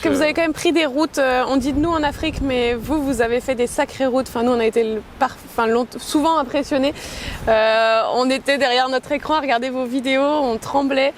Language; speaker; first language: French; native; French